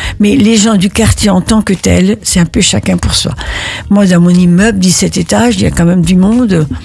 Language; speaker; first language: French; early bilingual, other home language; Italian